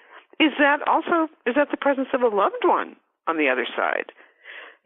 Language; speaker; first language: English; native; English